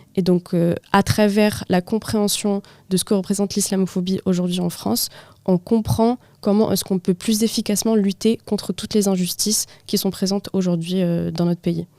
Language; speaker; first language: French; non-native, local second language; Arabic